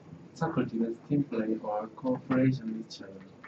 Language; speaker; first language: English; non-native, learner; Korean